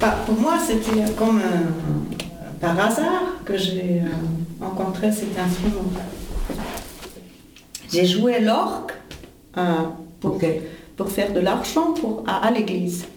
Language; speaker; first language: French; non-native, fluent; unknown